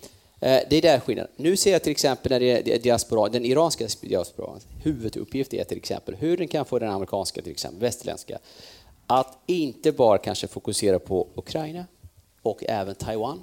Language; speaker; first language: Swedish; non-native, fluent; Kurdish